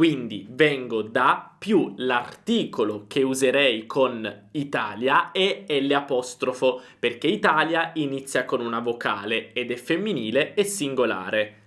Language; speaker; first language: Italian; native; Italian